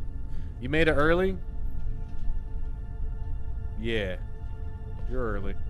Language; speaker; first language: English; native; English